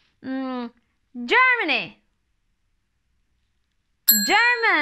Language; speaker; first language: English; non-native, fluent; Turkish